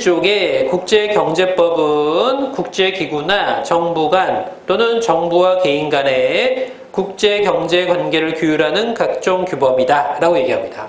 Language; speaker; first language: Korean; native; Korean